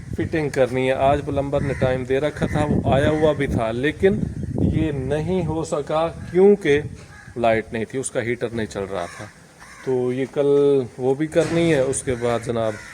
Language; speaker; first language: Urdu; non-native, local second language; Punjabi